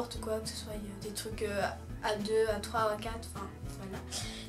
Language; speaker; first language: French; native; French